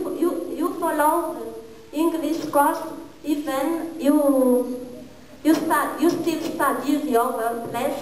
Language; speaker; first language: English; non-native, learner; Malagasy